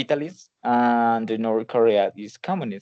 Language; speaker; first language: English; non-native, learner; Spanish